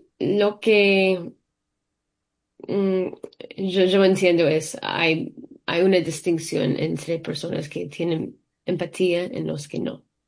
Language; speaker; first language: Spanish; early bilingual, heritage; English